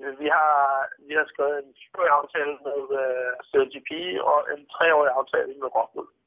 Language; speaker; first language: Danish; native; Danish